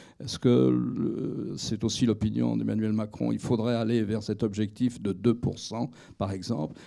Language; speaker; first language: French; native; French